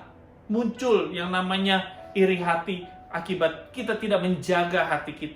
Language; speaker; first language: Indonesian; native; Indonesian